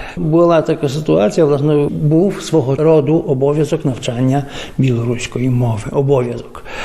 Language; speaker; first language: Ukrainian; early bilingual, heritage; Ukrainian